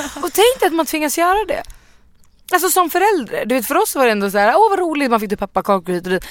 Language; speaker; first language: Swedish; native; Swedish